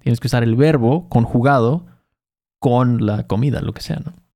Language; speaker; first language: Spanish; native; Spanish